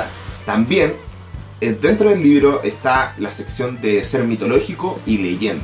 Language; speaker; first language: Spanish; native; Spanish